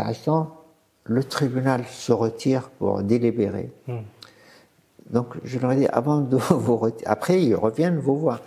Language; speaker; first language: French; non-native, fluent; Arabic